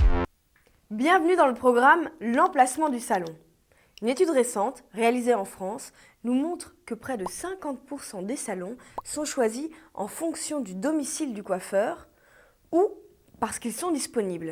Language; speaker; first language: French; native; French